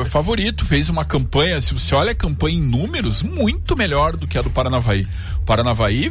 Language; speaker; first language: Portuguese; native; Portuguese